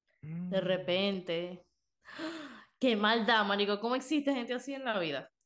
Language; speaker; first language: Spanish; early bilingual, other home language; English